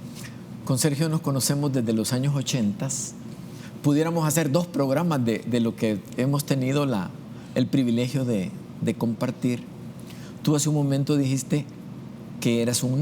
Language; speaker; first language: Spanish; native; Spanish